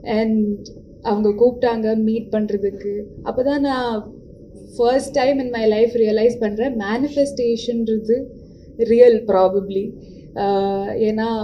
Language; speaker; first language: Tamil; non-native, local second language; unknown